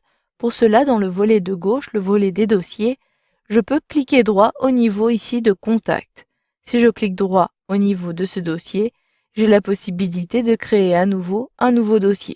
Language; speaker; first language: French; native; French